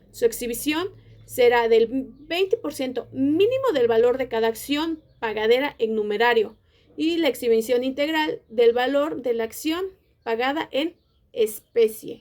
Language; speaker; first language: Spanish; native; Spanish